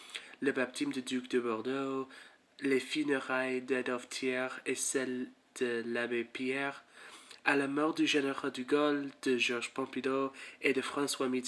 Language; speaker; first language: French; non-native, learner; English